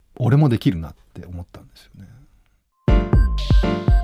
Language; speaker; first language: Japanese; native; Japanese